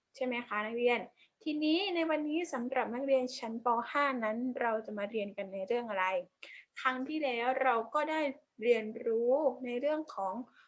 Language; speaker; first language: Thai; native; Thai